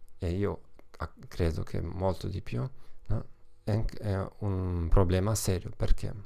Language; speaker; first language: Italian; non-native, fluent; German